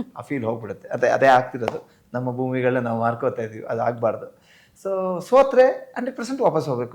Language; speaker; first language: Kannada; native; Kannada